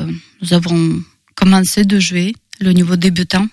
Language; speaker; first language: French; non-native, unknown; Russian